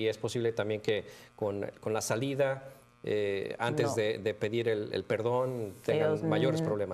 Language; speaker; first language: Spanish; native; Spanish